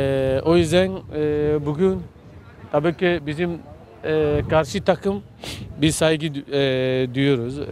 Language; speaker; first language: Turkish; non-native, learner; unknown